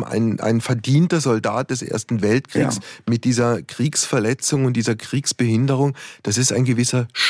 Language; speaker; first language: German; native; German